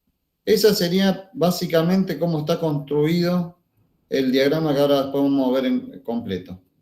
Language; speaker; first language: Spanish; native; Spanish